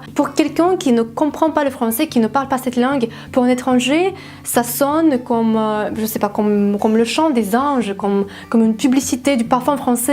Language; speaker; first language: French; non-native, fluent; Russian